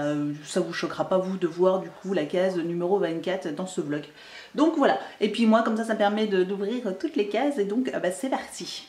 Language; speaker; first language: French; native; French